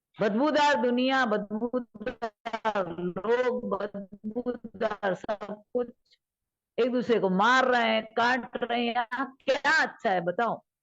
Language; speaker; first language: Hindi; native; Hindi